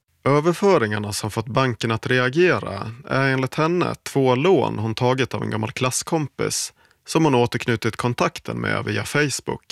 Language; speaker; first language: Swedish; native; Swedish